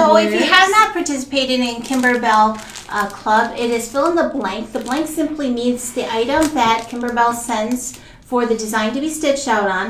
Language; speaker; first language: English; native; English